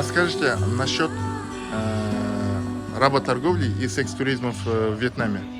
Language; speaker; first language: Russian; non-native, local second language; Kazakh